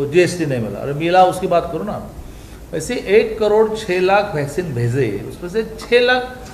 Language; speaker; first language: Hindi; non-native, local second language; Marathi